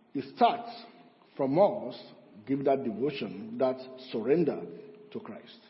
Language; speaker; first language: English; non-native, local second language; Yoruba